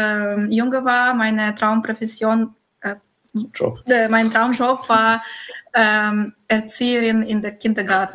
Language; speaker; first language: German; non-native, fluent; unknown